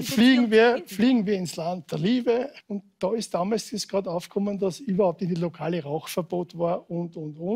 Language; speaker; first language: German; native; German